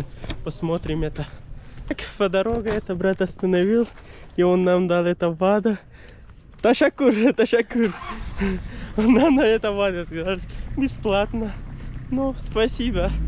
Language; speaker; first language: Russian; non-native, learner; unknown